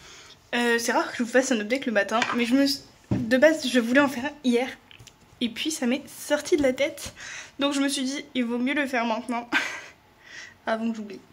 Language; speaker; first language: French; native; French